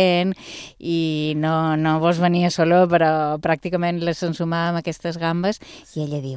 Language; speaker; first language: Catalan; native; Catalan